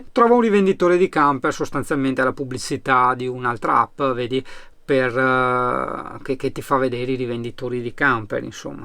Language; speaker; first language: Italian; native; Italian